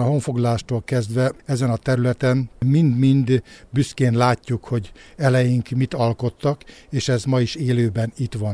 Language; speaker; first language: Hungarian; native; Hungarian